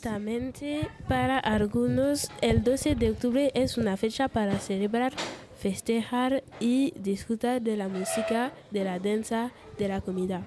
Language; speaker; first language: Spanish; non-native, learner; French